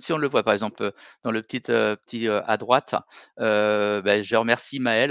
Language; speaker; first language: French; native; French